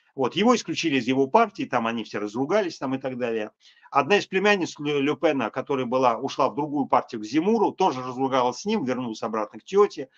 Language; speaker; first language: Russian; native; Russian